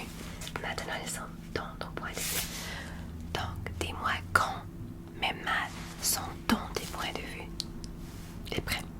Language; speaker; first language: French; non-native, learner; English